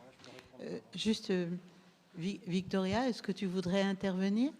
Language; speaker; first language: French; native; French